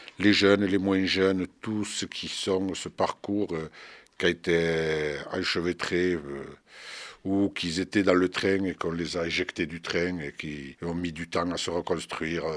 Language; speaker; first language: French; early bilingual, other home language; Arabic